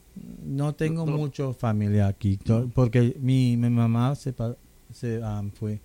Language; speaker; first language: Spanish; non-native, local second language; English